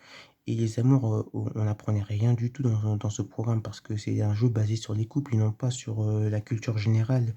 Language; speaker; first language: French; native; French